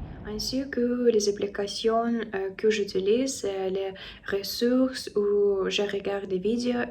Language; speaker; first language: French; non-native, learner; Russian